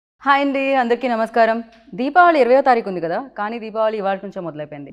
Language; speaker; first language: Telugu; native; Telugu